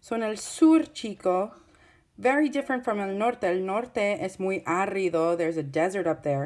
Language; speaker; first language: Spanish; non-native, fluent; English